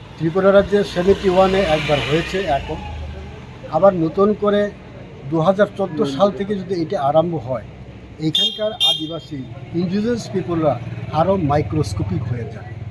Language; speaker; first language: Bangla; non-native, local second language; Kok Borok